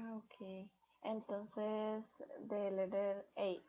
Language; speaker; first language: English; non-native, learner; Spanish